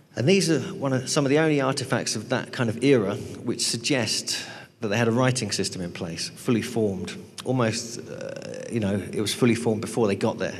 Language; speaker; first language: English; native; English